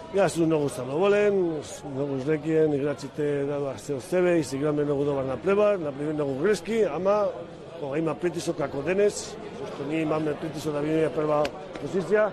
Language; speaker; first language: Macedonian; non-native, learner; Spanish